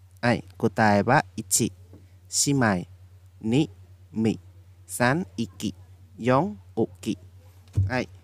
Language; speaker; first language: Japanese; non-native, fluent; Khmer